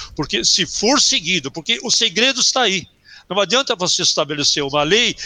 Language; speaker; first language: Portuguese; early bilingual, other home language; German